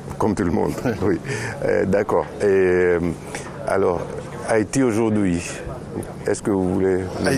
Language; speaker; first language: French; non-native, fluent; Greek